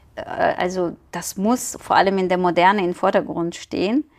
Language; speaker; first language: German; non-native, fluent; Ukrainian